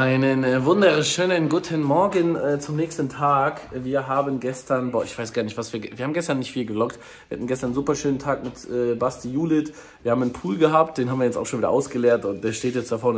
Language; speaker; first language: German; native; German